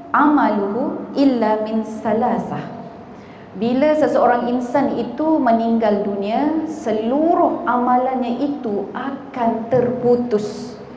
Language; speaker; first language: Malay; native; Malay